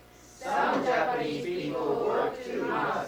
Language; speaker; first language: English; non-native, learner; Japanese